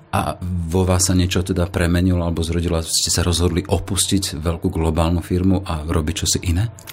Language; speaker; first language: Slovak; native; Slovak